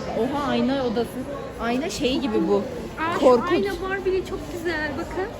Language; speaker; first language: Turkish; native; Turkish